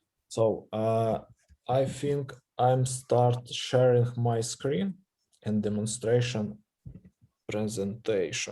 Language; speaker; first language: English; non-native, learner; Russian